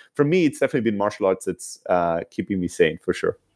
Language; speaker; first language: English; non-native, fluent; Greek